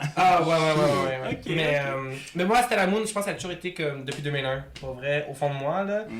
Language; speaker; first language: French; native; French